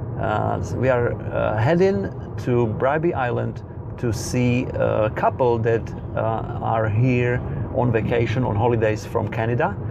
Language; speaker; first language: English; non-native, fluent; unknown